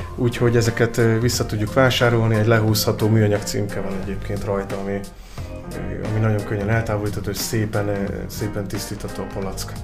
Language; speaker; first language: Hungarian; native; Hungarian